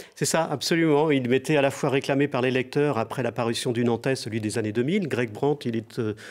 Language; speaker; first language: French; native; French